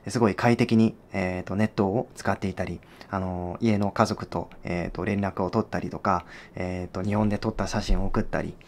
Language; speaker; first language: Japanese; non-native, fluent; Korean